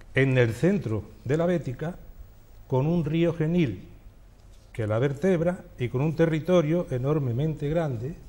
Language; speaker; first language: Spanish; native; Spanish